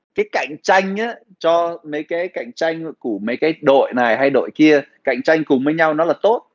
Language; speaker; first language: Vietnamese; early bilingual, heritage; Vietnamese